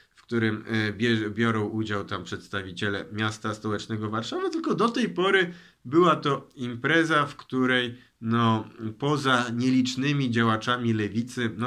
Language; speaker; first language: Polish; native; Polish